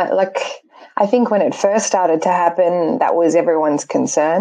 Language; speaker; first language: English; early bilingual, other home language; Persian